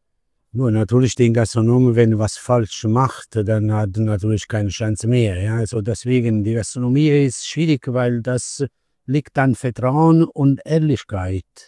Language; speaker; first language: German; non-native, fluent; Italian